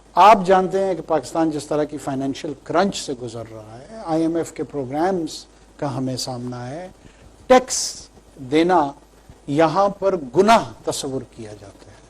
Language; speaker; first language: Urdu; non-native, local second language; Pashto